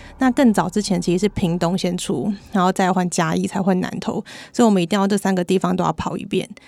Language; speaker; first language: Chinese; native; Chinese